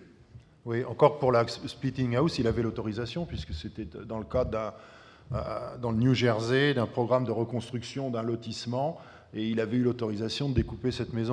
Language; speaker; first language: French; native; French